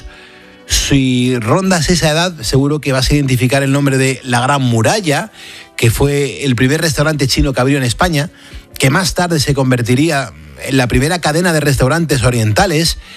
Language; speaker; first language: Spanish; native; Spanish